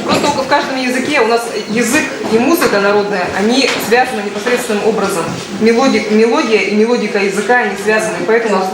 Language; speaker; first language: Russian; native; Russian